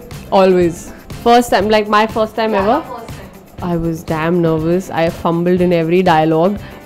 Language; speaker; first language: English; non-native, local second language; Hindi